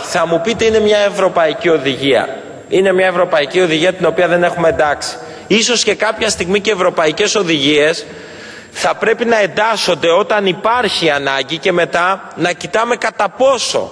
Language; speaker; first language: Greek; native; Greek